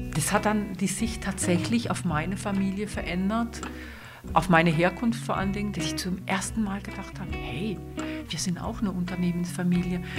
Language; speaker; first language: German; non-native, local second language; Swiss German